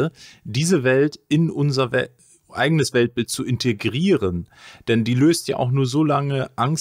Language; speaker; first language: German; native; German